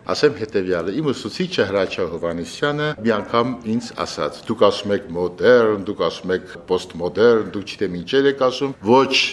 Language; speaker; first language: Armenian; native; Armenian